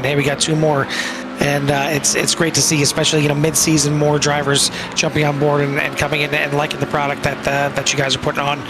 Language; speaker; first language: English; native; English